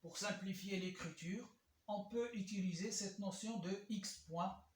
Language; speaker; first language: French; non-native, local second language; Arabic